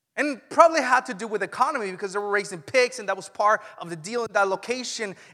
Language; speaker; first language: English; non-native, fluent; Spanish